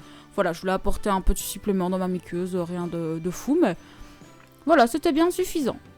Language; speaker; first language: French; native; French